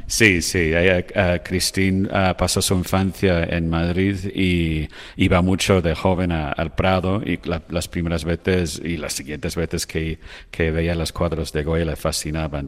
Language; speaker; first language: Spanish; non-native, fluent; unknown